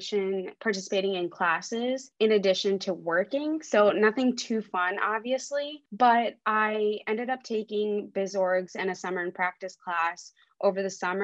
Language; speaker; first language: English; early bilingual, other home language; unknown